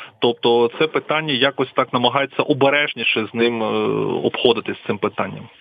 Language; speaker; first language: Ukrainian; non-native, local second language; Russian